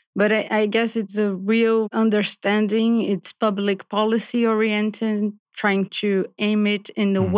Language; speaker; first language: English; non-native, fluent; Portuguese